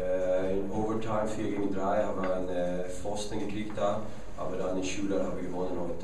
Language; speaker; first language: German; non-native, fluent; Swedish